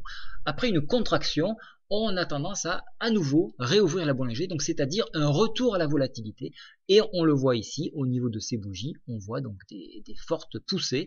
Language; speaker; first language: French; native; French